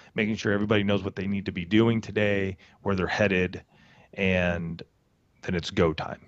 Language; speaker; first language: English; native; English